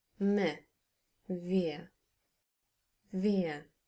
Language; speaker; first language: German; non-native, fluent; Polish